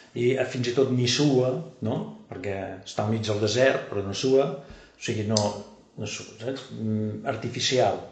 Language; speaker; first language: Catalan; native; Catalan